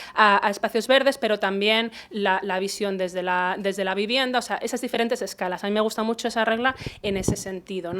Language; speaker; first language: Spanish; native; Spanish